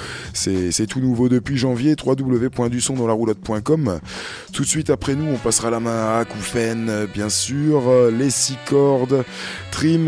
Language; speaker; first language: French; native; French